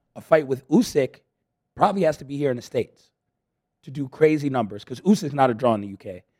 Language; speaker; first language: English; early bilingual, other home language; Spanish